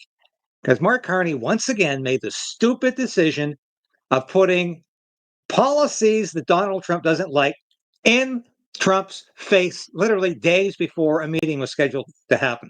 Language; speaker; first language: English; native; English